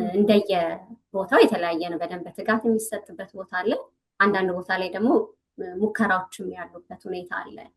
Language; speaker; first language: Amharic; native; Amharic